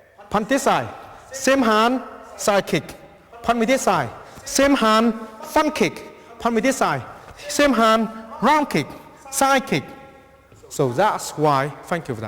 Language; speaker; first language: English; non-native, fluent; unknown